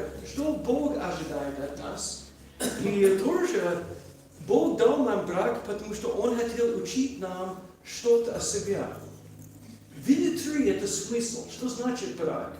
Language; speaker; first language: Russian; non-native, learner; English